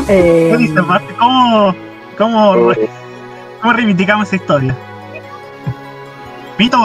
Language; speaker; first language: Spanish; native; Spanish